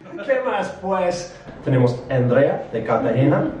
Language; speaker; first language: Spanish; non-native, learner; English